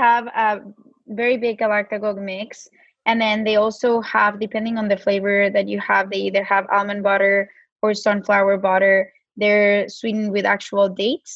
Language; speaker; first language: English; non-native, fluent; Spanish